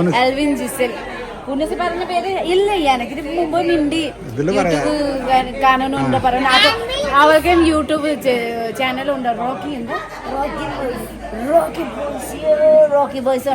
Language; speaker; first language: Malayalam; non-native, fluent; Nepali